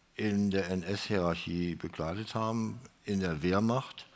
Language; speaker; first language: German; native; German